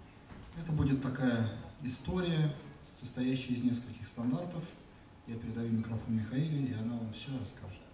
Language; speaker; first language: Russian; native; Russian